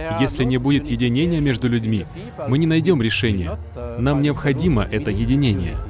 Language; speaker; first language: Russian; non-native, fluent; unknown